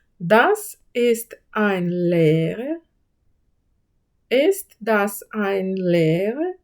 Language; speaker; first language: German; non-native, fluent; Ukrainian